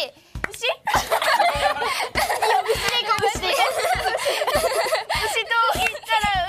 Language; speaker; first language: Japanese; native; Japanese